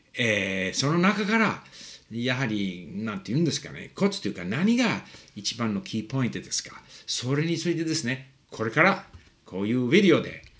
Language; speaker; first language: Japanese; non-native, fluent; English